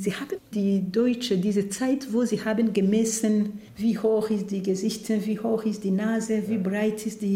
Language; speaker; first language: German; non-native, fluent; Kinyarwanda